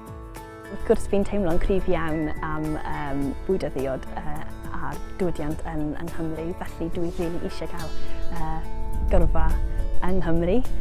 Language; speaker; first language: Welsh; native; Welsh